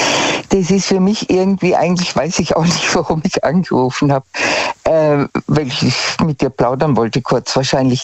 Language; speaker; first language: German; native; German